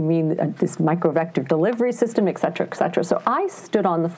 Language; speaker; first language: English; native; English